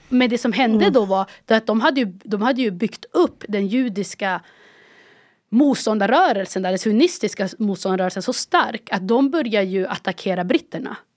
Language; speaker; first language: Swedish; early bilingual, other home language; Arabic